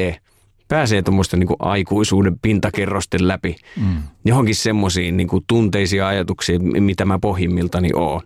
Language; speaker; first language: Finnish; native; Finnish